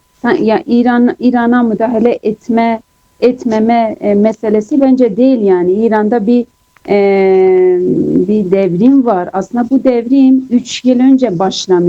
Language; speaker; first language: Turkish; non-native, fluent; Kurdish